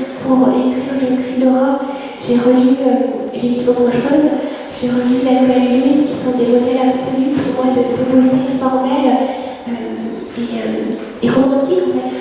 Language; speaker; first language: French; early bilingual, other home language; Vietnamese